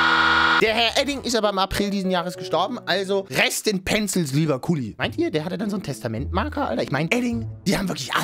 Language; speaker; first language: German; native; German